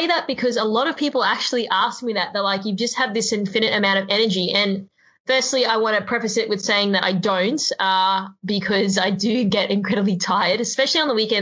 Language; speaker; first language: English; native; English